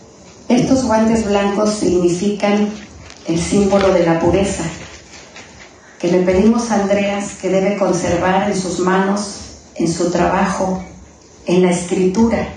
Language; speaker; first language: Spanish; native; Spanish